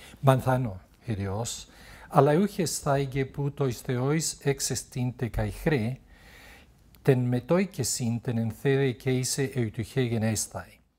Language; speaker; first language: Greek; non-native, fluent; Spanish